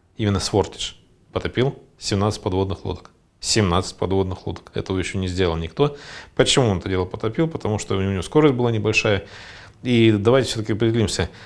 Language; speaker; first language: Russian; native; Russian